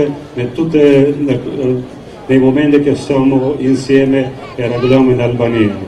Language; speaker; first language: Italian; non-native, fluent; Albanian